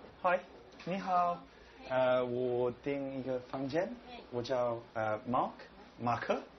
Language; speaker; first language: Chinese; non-native, learner; English